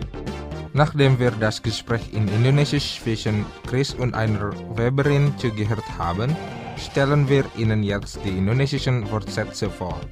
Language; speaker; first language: German; non-native, fluent; Indonesian